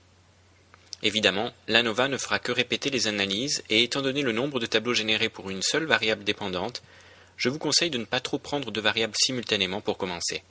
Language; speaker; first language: French; native; French